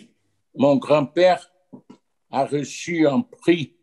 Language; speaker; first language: French; non-native, fluent; Portuguese